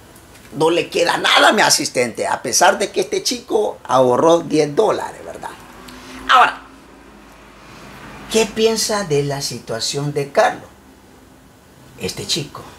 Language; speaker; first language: Spanish; native; Spanish